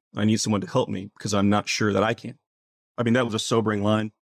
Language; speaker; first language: English; native; English